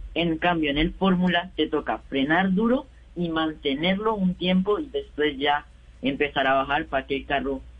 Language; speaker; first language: Spanish; native; Spanish